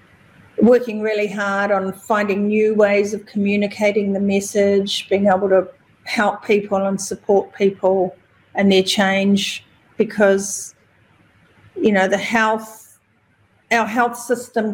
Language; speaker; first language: English; native; English